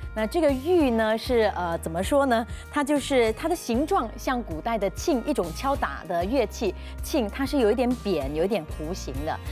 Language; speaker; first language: Chinese; native; Chinese